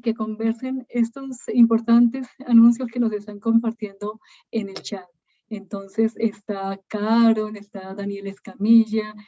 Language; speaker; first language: Spanish; native; Spanish